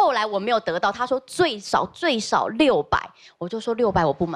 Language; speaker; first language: Chinese; native; Chinese